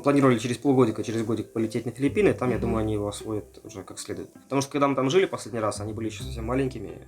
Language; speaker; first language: Russian; native; Russian